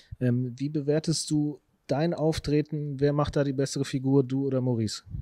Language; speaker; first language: German; native; German